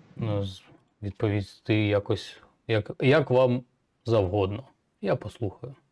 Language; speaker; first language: Ukrainian; non-native, local second language; Russian